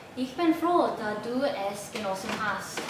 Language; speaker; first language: German; non-native, learner; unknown